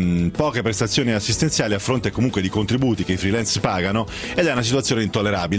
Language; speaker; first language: Italian; native; Italian